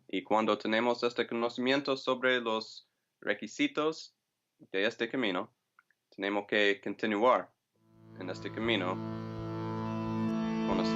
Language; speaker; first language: Spanish; non-native, fluent; English